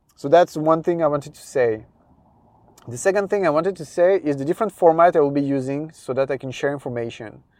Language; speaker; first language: English; non-native, fluent; French